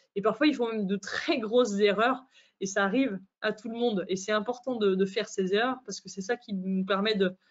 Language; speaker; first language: French; native; French